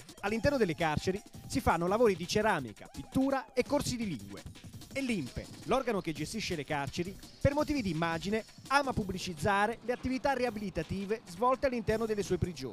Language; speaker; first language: Italian; native; Italian